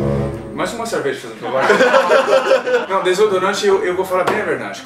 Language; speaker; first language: Portuguese; non-native, fluent; French